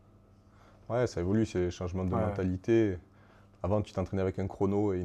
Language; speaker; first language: French; native; French